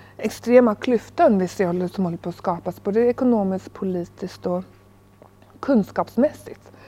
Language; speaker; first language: Swedish; early bilingual, other home language; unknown